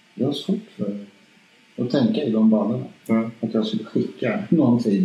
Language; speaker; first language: Swedish; early bilingual, other home language; Spanish